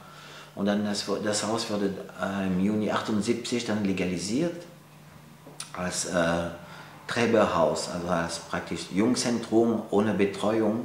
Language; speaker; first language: German; non-native, fluent; French